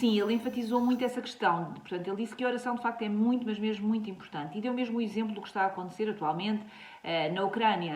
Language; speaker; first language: Portuguese; native; Portuguese